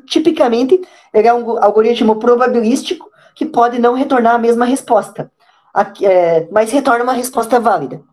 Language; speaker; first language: Portuguese; native; Portuguese